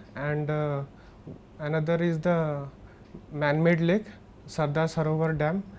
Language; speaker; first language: English; non-native, local second language; Odia